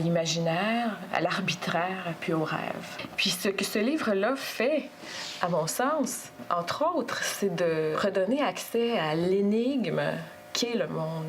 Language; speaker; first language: French; native; French